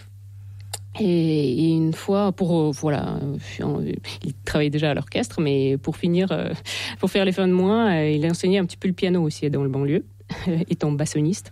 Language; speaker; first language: French; non-native, fluent; Russian